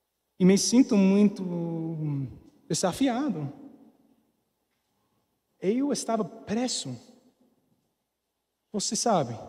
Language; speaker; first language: Portuguese; non-native, learner; English